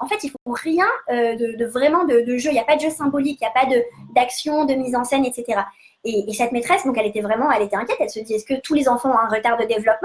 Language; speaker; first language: French; native; French